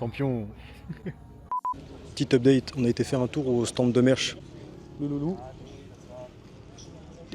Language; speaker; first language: French; native; French